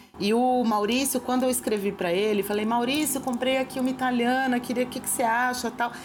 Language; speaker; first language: Portuguese; native; Portuguese